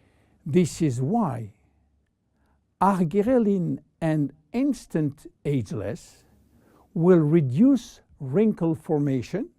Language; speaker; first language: English; non-native, fluent; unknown